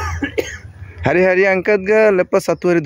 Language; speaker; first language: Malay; non-native, learner; Bangla